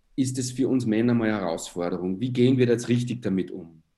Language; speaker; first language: German; native; German